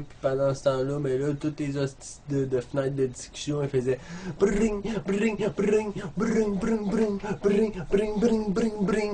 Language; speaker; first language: French; native; French